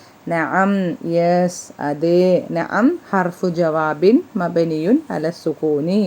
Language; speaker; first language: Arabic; non-native, fluent; Malayalam